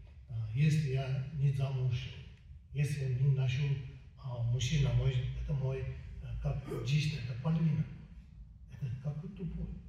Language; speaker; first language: Russian; non-native, learner; Tibetan